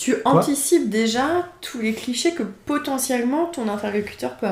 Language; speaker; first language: French; native; French